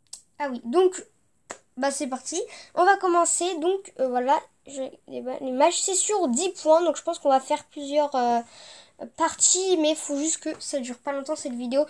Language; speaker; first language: French; native; French